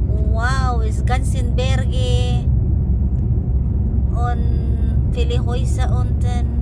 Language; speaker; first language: German; non-native, learner; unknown